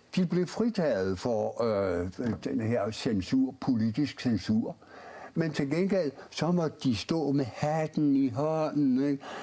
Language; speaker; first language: Danish; early bilingual, other home language; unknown